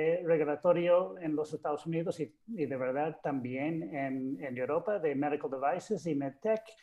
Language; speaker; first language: Spanish; non-native, fluent; English